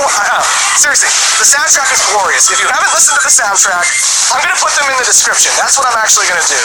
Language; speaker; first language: English; native; English